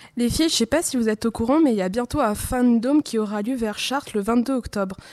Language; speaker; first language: French; native; French